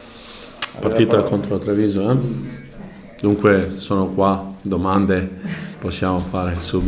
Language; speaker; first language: Italian; non-native, learner; Croatian